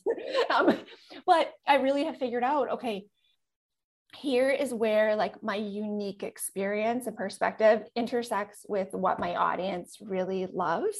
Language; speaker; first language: English; native; English